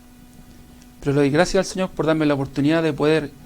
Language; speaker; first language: Spanish; native; Spanish